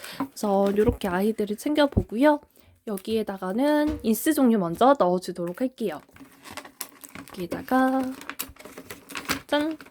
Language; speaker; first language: Korean; native; Korean